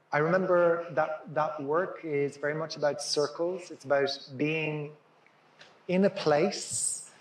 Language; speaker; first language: English; native; English